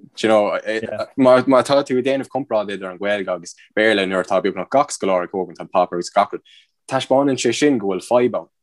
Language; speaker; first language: Irish; native; Irish